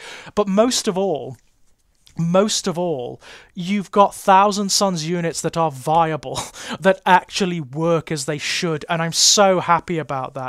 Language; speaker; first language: English; native; English